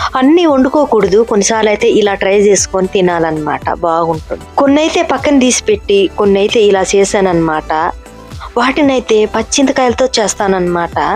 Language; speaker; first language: Telugu; non-native, local second language; Koya